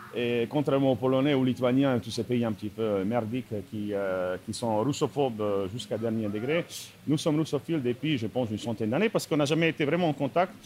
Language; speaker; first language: French; non-native, fluent; Slovak